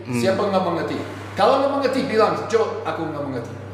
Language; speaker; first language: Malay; non-native, fluent; English